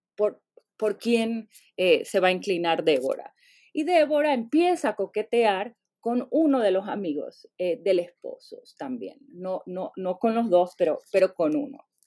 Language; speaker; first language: Spanish; native; Spanish